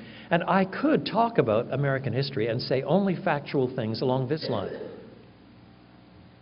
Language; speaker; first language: English; native; English